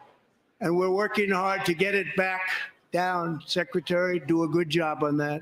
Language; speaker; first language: English; native; English